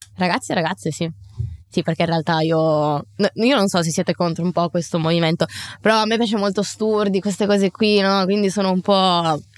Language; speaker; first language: Italian; native; Italian